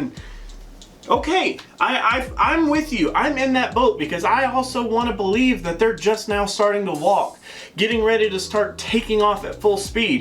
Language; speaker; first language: English; native; English